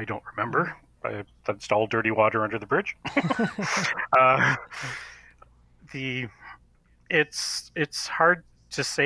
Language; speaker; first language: English; native; English